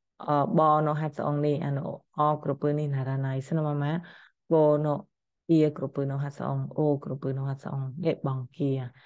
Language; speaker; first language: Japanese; non-native, fluent; Khmer